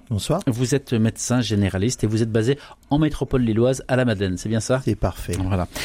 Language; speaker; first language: French; native; French